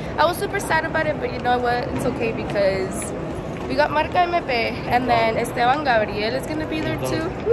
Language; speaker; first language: English; early bilingual, other home language; Spanish